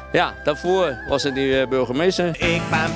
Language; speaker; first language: Dutch; non-native, learner; Cantonese